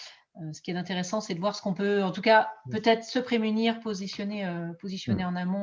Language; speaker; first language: French; native; French